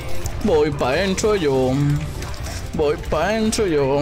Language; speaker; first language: Spanish; native; Spanish